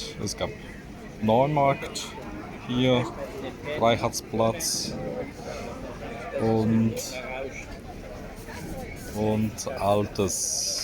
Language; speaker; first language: German; non-native, fluent; Polish